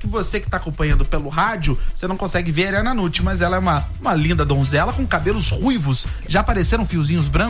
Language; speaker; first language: Portuguese; native; Portuguese